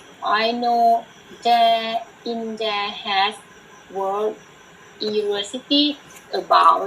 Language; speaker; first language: English; non-native, learner; Thai